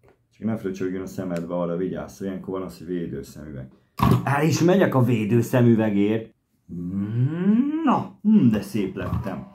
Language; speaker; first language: Hungarian; native; Hungarian